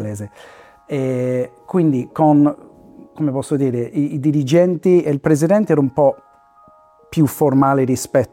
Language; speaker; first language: Italian; non-native, fluent; English